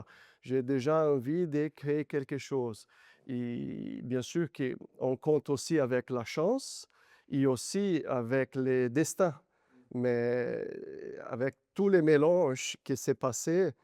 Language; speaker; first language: French; non-native, learner; Portuguese